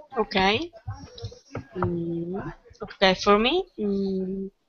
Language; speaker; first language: English; non-native, learner; Italian